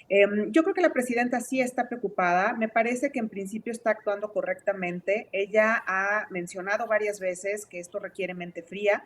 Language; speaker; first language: Spanish; native; Spanish